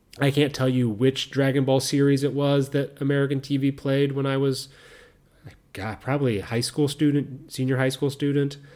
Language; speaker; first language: English; native; English